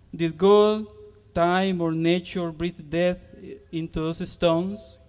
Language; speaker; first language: English; non-native, fluent; Spanish